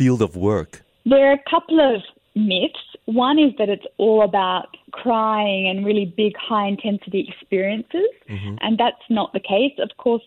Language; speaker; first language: English; native; English